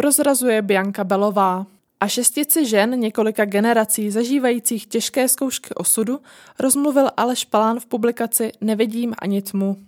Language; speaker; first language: Czech; native; Czech